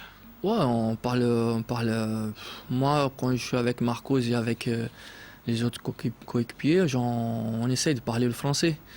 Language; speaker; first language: French; non-native, fluent; Portuguese